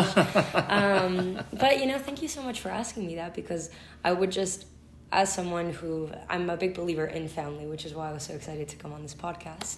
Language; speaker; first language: English; non-native, fluent; Spanish